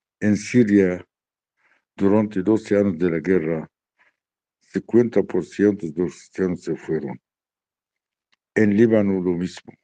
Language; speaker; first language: Spanish; non-native, learner; Arabic